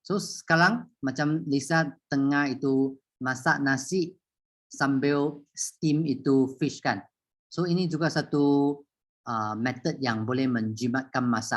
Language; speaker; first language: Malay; non-native, local second language; Chinese